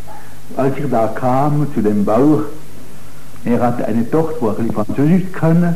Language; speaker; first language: German; non-native, local second language; French